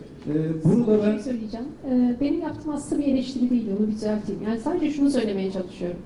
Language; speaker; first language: Turkish; native; Turkish